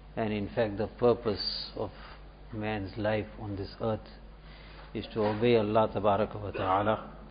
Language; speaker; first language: English; native; English